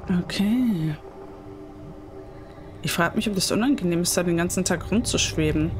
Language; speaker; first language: German; native; German